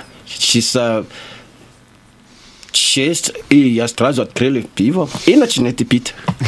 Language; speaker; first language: Russian; non-native, learner; Lingala